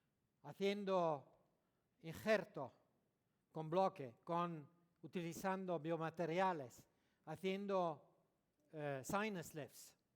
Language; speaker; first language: Spanish; non-native, learner; French